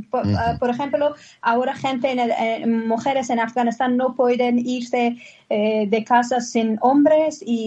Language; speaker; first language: Spanish; non-native, learner; Persian